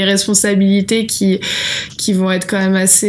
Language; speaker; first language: French; native; French